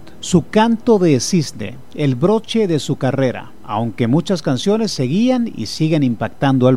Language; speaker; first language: Spanish; native; Spanish